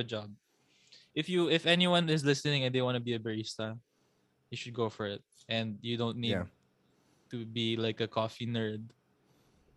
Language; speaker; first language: English; non-native, local second language; Filipino